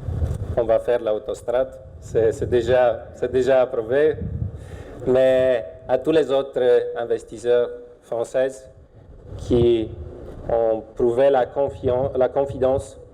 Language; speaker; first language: French; non-native, fluent; Romanian